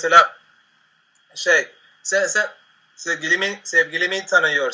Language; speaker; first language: Turkish; non-native, learner; Spanish